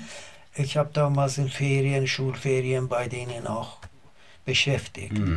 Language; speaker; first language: German; non-native, learner; Azerbaijani